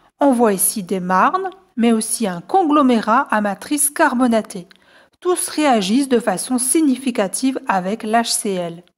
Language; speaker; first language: French; native; French